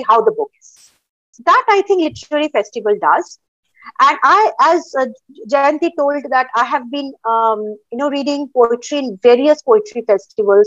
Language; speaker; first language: English; non-native, local second language; Bangla